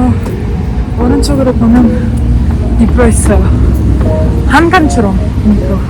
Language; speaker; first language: Korean; non-native, learner; Ukrainian